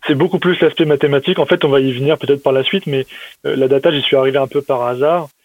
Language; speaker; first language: French; native; French